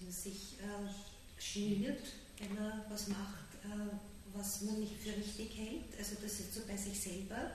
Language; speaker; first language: German; native; German